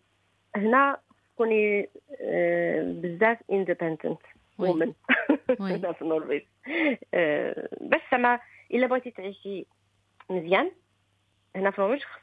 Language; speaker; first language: Arabic; early bilingual, heritage; Arabic